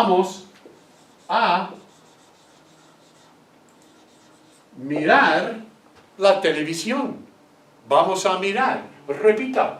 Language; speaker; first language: Spanish; non-native, fluent; English